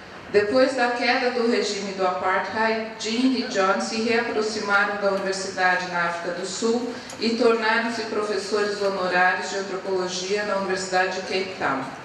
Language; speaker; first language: Portuguese; native; Portuguese